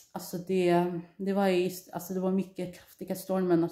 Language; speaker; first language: Swedish; non-native, learner; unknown